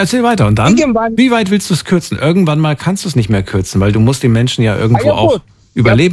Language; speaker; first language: German; native; German